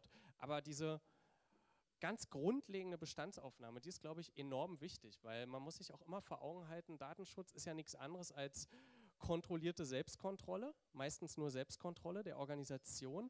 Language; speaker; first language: German; native; German